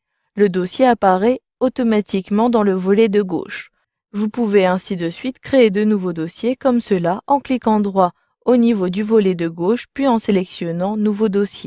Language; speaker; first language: French; native; French